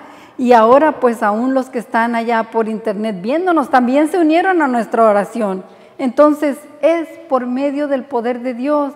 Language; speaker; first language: Spanish; native; Spanish